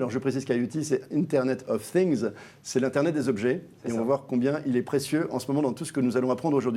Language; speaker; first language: French; native; French